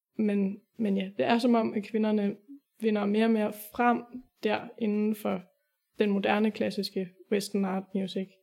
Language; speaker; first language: Danish; native; Danish